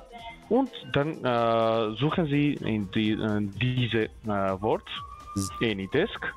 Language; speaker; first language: German; non-native, learner; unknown